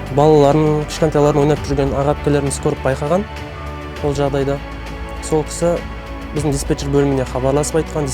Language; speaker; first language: Kazakh; native; Kazakh